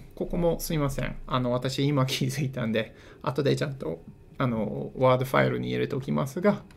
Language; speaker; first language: Japanese; non-native, fluent; English